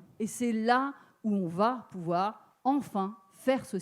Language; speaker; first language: French; native; French